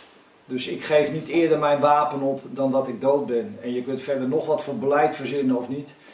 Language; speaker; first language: Dutch; native; Dutch